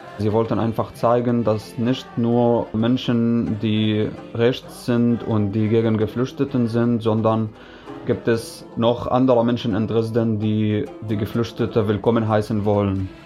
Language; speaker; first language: German; non-native, fluent; Arabic